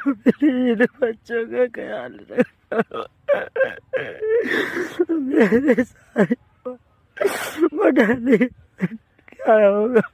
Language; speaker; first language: Hindi; native; Hindi